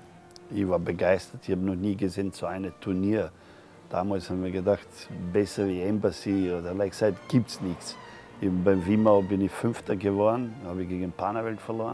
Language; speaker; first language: German; non-native, fluent; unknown